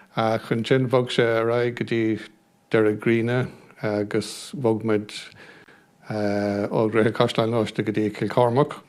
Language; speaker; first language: Irish; non-native, local second language; English